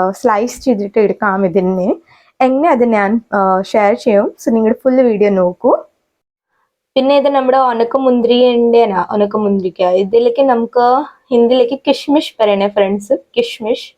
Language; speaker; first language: Malayalam; non-native, learner; Kannada